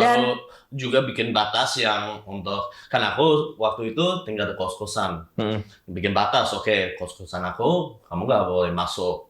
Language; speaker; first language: Indonesian; non-native, fluent; English